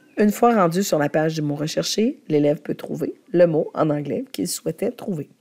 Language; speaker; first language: French; native; French